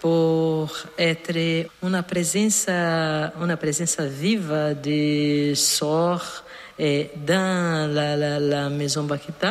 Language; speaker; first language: French; non-native, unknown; Portuguese